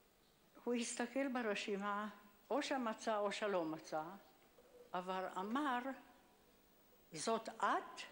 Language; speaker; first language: Hebrew; non-native, fluent; Hungarian